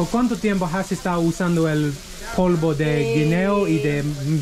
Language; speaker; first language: Spanish; non-native, learner; English